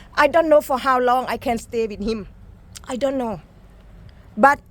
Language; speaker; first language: English; non-native, learner; Thai